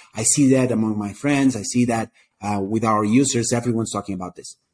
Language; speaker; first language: English; non-native, fluent; Portuguese